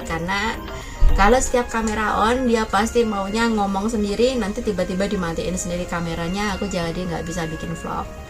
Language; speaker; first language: Indonesian; non-native, local second language; Javanese